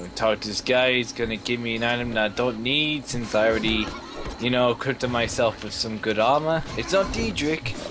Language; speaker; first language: English; native; English